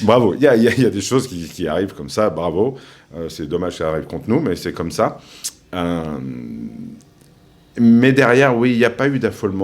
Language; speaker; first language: French; native; French